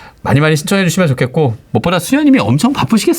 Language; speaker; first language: Korean; native; Korean